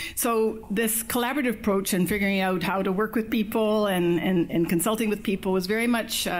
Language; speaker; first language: English; native; English